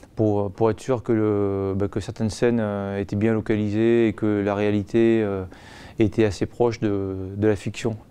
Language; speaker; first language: French; native; French